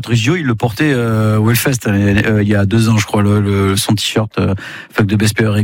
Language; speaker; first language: French; native; French